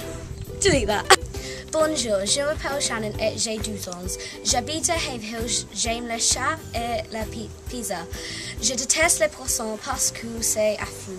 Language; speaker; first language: French; non-native, learner; English